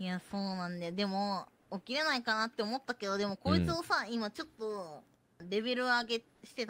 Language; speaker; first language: Japanese; native; Japanese